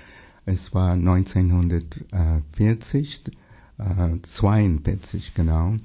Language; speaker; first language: German; non-native, fluent; English